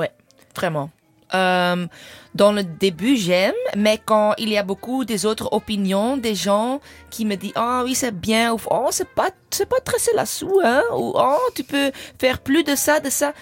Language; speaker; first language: French; non-native, learner; English